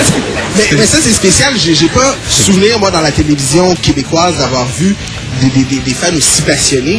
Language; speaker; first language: French; native; French